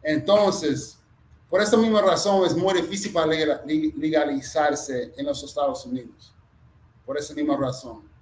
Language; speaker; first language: Spanish; non-native, fluent; English